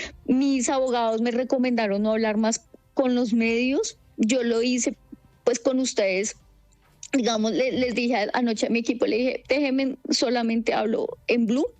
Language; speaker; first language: Spanish; native; Spanish